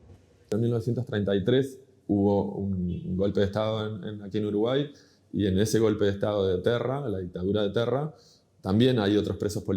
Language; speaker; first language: Spanish; native; Spanish